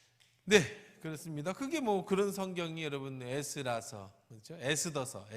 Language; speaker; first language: Korean; native; Korean